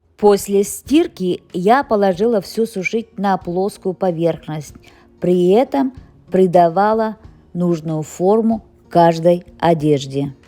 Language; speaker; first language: Russian; non-native, local second language; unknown